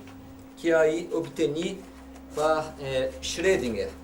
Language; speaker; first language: French; non-native, learner; Portuguese